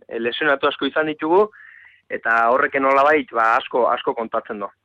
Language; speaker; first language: Basque; native; Basque